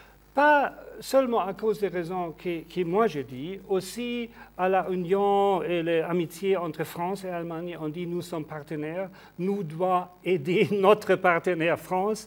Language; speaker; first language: French; non-native, learner; German